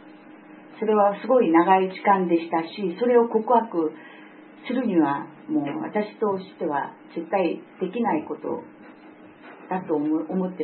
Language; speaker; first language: Japanese; non-native, fluent; Korean